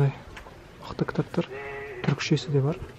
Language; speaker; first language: Turkish; non-native, learner; Kazakh